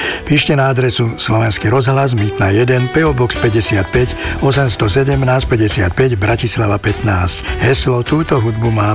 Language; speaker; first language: Slovak; native; Slovak